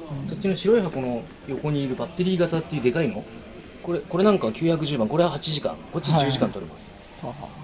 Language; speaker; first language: Japanese; native; Japanese